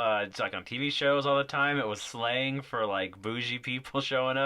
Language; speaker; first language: English; native; English